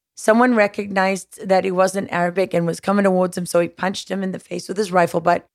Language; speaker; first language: English; native; English